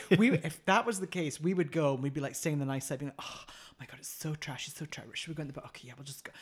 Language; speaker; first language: English; native; English